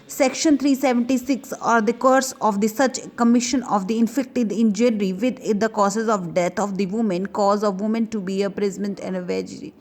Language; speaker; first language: English; non-native, local second language; Punjabi